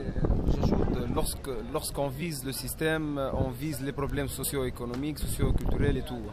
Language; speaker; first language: French; non-native, local second language; Arabic